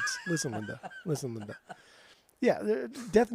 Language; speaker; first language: English; native; English